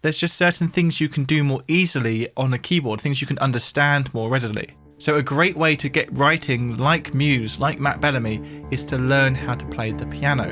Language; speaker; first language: English; native; English